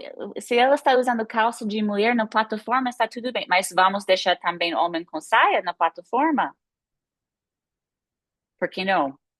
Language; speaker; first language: Portuguese; non-native, fluent; English